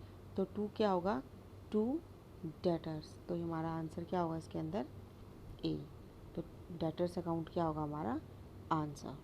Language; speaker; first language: Hindi; native; Hindi